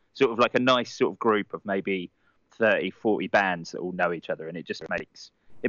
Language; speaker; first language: English; native; English